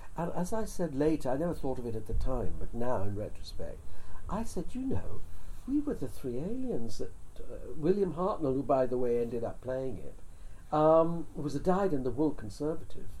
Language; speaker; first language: English; native; English